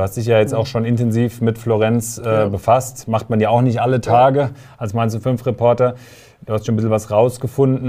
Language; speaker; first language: German; native; German